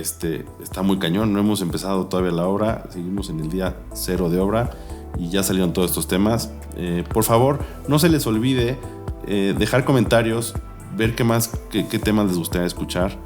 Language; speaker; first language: Spanish; native; Spanish